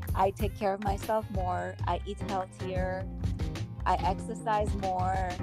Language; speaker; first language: English; early bilingual, other home language; Armenian